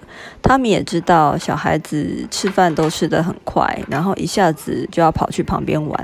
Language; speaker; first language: Chinese; native; Chinese